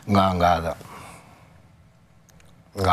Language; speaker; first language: Indonesian; non-native, fluent; Spanish